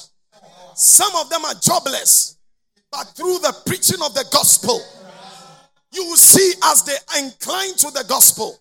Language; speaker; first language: English; non-native, local second language; Akan